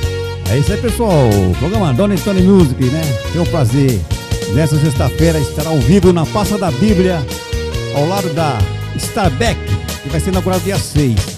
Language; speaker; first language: Portuguese; native; Portuguese